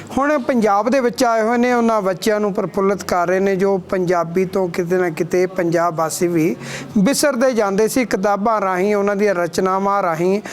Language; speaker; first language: Punjabi; native; Punjabi